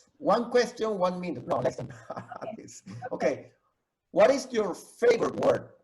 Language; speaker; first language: English; non-native, fluent; Spanish